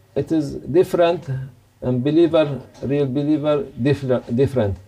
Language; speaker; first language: English; non-native, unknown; Turkish